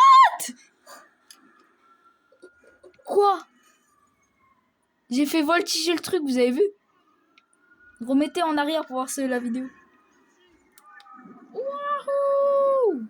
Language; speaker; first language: French; native; French